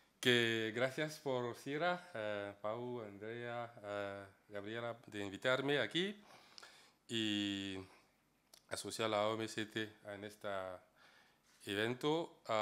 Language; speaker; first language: Spanish; non-native, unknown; French